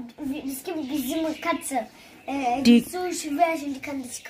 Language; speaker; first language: German; early bilingual, heritage; German